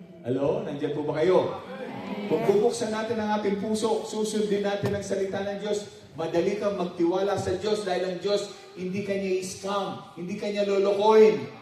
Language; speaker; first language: Filipino; non-native, local second language; Pampanga